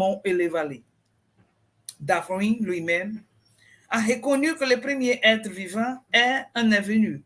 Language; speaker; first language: French; non-native, fluent; Portuguese